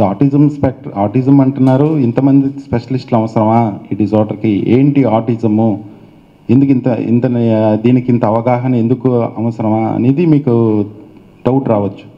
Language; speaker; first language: Telugu; native; Telugu